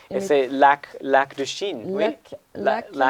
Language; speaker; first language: French; non-native, learner; English